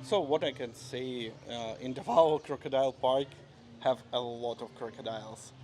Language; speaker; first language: English; non-native, learner; Russian